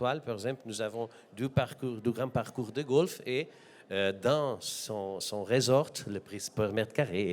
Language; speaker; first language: French; non-native, learner; Portuguese